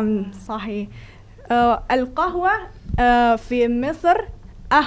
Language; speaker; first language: Arabic; non-native, fluent; Indonesian